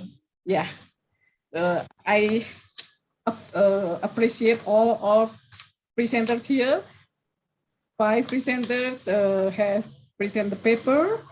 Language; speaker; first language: English; non-native, learner; Indonesian